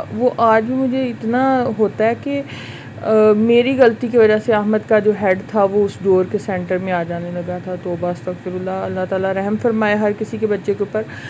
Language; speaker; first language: Urdu; native; Urdu